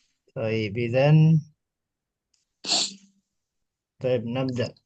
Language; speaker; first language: Arabic; non-native, fluent; Indonesian